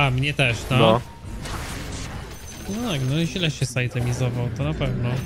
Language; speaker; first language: Polish; native; Polish